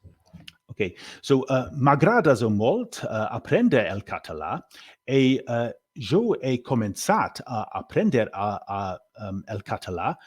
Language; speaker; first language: Catalan; non-native, learner; English